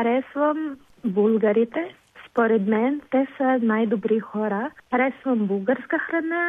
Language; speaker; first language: Bulgarian; non-native, learner; Filipino